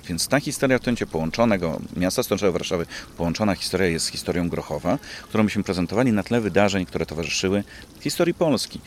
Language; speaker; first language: Polish; native; Polish